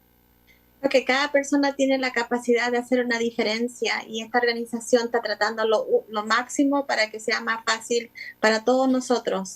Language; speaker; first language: Spanish; early bilingual, other home language; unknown